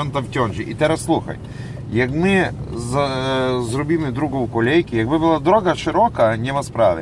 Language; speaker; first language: Polish; non-native, learner; Ukrainian